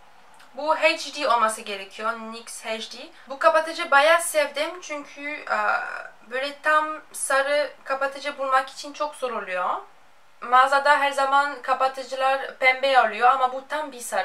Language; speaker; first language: Turkish; non-native, fluent; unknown